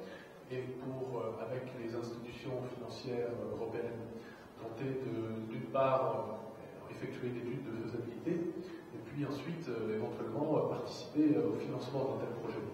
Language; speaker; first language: French; native; French